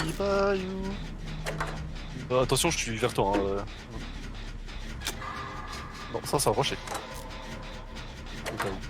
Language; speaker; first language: French; native; French